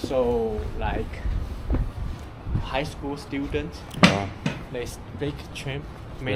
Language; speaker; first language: English; non-native, learner; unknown